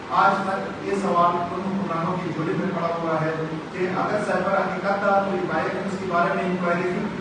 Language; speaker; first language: Urdu; non-native, local second language; Pashto